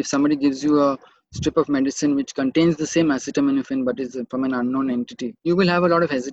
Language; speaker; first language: English; non-native, local second language; Marathi